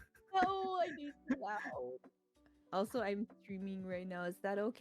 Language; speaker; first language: English; native; English